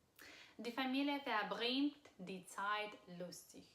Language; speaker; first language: German; non-native, fluent; Russian